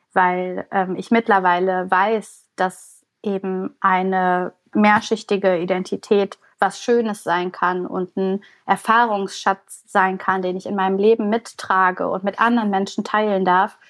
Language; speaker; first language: German; early bilingual, other home language; Bulgarian